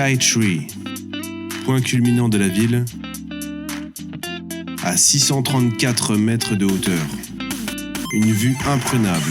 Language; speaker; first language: French; native; French